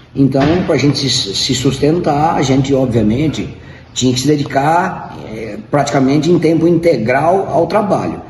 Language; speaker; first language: Portuguese; native; Portuguese